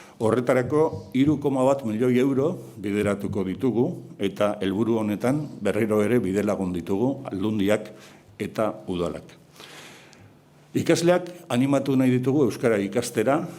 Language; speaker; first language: Basque; native; Basque